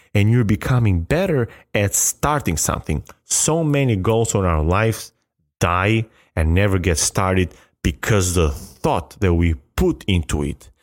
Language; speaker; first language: English; non-native, fluent; Albanian